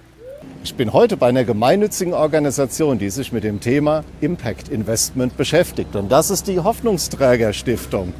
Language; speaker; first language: German; native; German